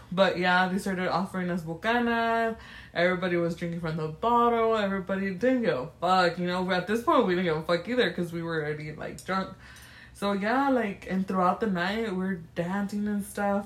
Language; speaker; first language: English; early bilingual, other home language; Spanish